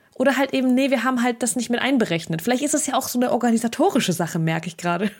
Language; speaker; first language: German; early bilingual, other home language; Russian